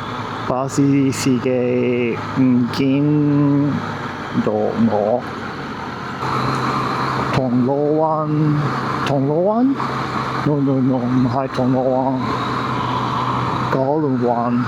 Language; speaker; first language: Chinese; non-native, learner; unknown